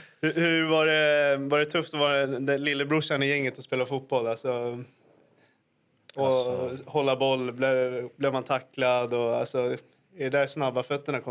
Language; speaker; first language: Swedish; native; Swedish